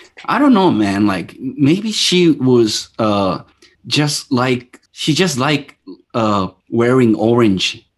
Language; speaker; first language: English; non-native, fluent; Japanese